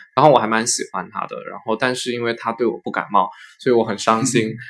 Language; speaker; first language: Chinese; native; Chinese